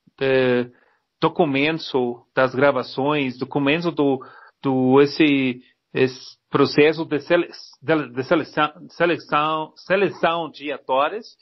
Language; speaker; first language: Portuguese; non-native, learner; Spanish